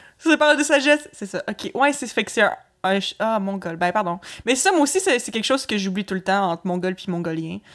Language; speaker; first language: French; native; French